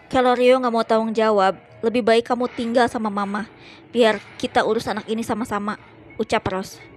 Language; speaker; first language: Indonesian; native; Indonesian